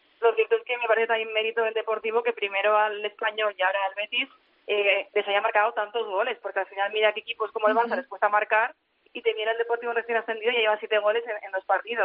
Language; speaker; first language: Spanish; native; Spanish